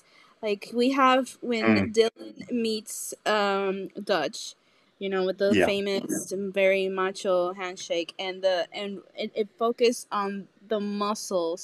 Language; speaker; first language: English; non-native, fluent; Spanish